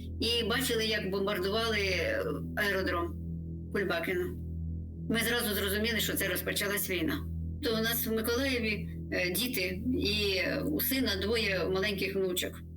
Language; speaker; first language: Ukrainian; native; Ukrainian